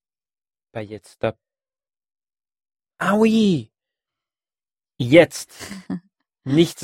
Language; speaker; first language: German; non-native, learner; French